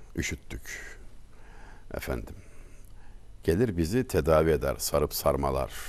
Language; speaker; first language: Turkish; native; Turkish